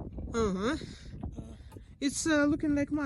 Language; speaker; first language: English; non-native, learner; Russian